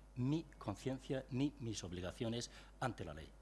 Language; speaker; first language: Spanish; non-native, local second language; Catalan